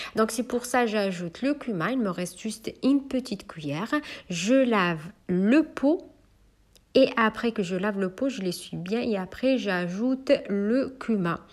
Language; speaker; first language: French; non-native, local second language; Arabic